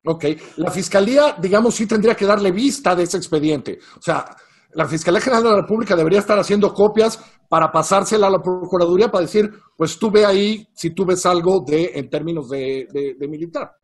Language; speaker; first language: Spanish; native; Spanish